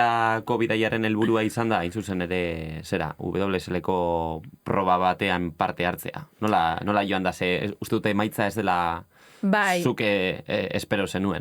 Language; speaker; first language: Basque; native; Basque